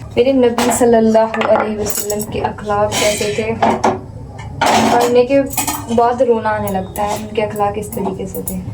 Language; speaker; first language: Hindi; native; Hindi